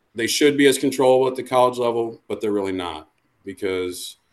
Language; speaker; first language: English; native; English